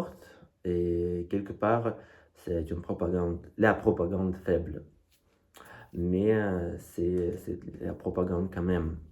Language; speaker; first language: French; non-native, fluent; Russian